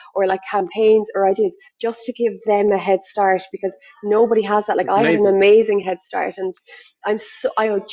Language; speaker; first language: English; native; English